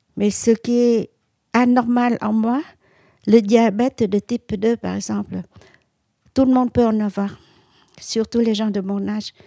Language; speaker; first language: French; non-native, local second language; Vietnamese